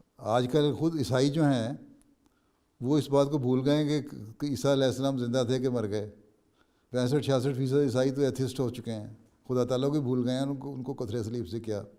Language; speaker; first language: Urdu; native; Urdu